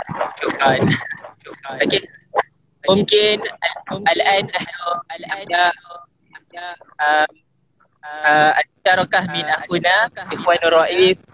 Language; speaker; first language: Arabic; non-native, learner; Indonesian